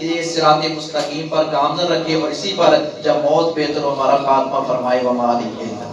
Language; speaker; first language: Urdu; non-native, local second language; Punjabi